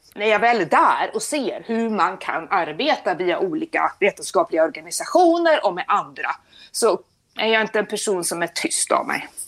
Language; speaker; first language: Swedish; native; Swedish